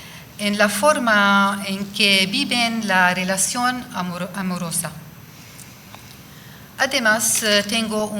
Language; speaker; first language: Spanish; non-native, fluent; Arabic